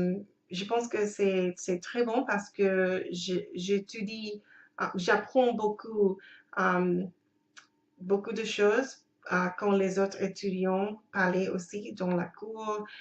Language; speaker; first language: French; non-native, learner; English